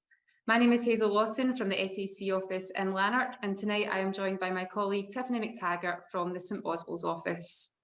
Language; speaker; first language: English; native; English